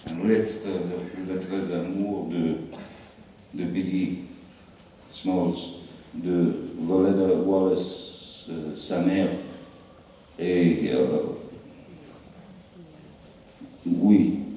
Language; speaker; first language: French; non-native, learner; English